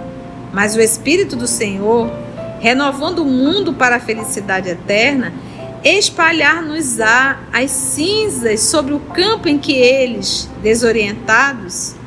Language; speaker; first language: Portuguese; native; Portuguese